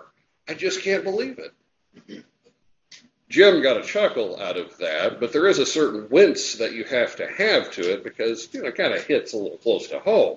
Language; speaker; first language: English; native; English